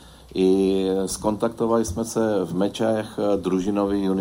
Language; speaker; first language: Polish; non-native, learner; Czech